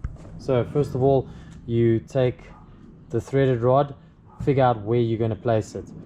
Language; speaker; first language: English; native; English